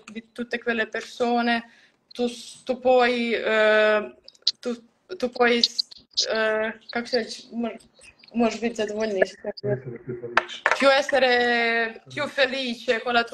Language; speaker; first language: Italian; non-native, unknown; Croatian